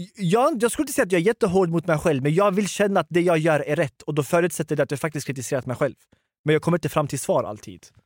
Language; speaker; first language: Swedish; early bilingual, other home language; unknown